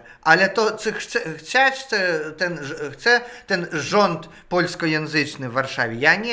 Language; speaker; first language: Polish; non-native, fluent; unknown